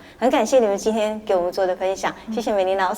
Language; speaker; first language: Chinese; native; Chinese